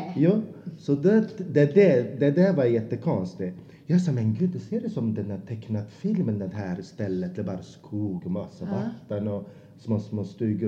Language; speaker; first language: Swedish; non-native, fluent; Azerbaijani